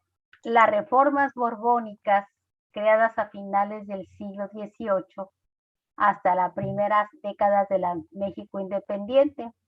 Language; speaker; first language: Spanish; native; Spanish